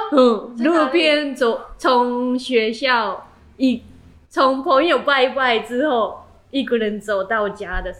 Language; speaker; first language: Chinese; non-native, learner; Japanese